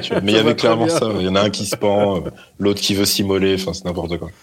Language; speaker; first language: French; native; French